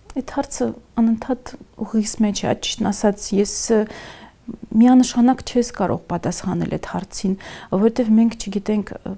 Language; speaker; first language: Armenian; native; Armenian